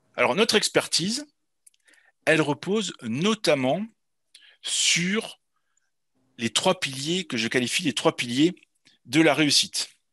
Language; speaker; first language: French; native; French